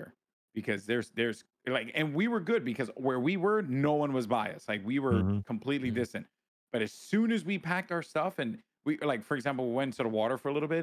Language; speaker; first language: English; native; English